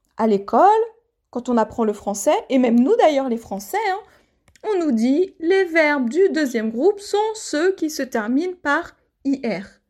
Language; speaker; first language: French; native; French